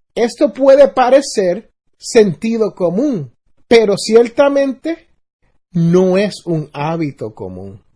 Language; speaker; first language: Spanish; native; Spanish